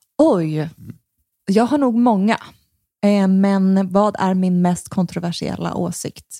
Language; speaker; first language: Swedish; native; Swedish